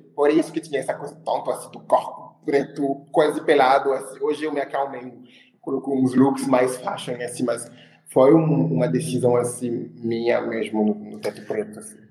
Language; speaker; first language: Portuguese; non-native, fluent; French